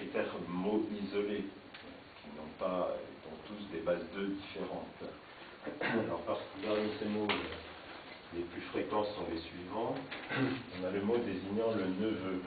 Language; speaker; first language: French; native; French